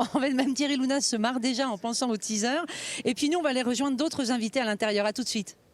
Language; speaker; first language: French; native; French